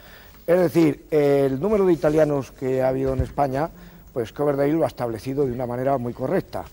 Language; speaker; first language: Spanish; native; Spanish